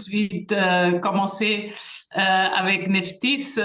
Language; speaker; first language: French; non-native, fluent; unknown